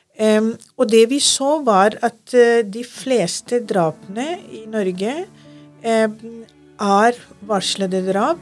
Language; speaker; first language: Norwegian; non-native, fluent; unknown